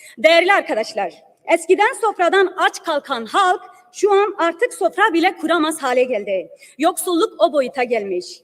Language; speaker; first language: Turkish; non-native, local second language; Kurdish